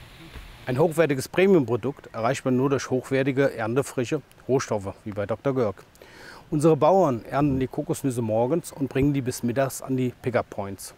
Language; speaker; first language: German; native; German